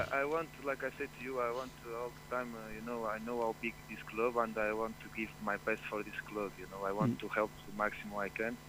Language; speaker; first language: English; non-native, fluent; Portuguese